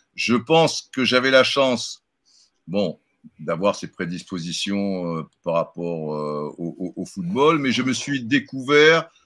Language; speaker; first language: French; native; French